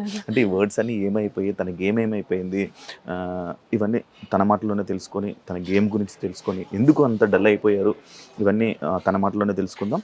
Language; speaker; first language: Telugu; native; Telugu